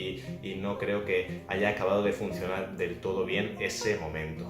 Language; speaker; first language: Spanish; native; Spanish